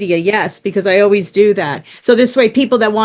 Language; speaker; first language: English; native; English